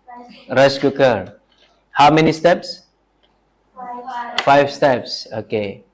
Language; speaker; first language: English; non-native, learner; Indonesian